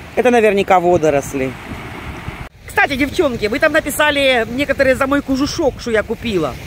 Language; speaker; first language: Russian; native; Russian